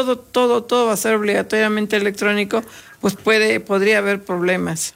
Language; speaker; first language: Spanish; native; Spanish